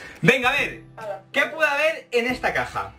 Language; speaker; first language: Spanish; native; Spanish